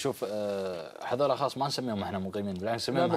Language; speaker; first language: Arabic; native; Arabic